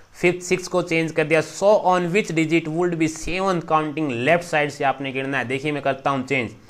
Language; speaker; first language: Hindi; native; Hindi